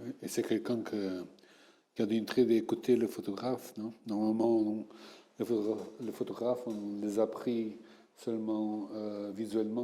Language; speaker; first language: French; non-native, fluent; Portuguese